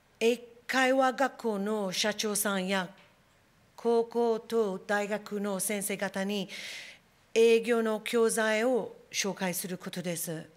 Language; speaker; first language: Japanese; non-native, fluent; English